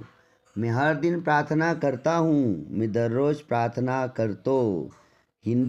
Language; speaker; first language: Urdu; non-native, local second language; Marathi